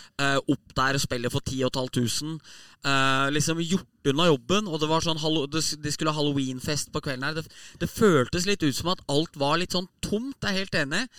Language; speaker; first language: Norwegian; native; Norwegian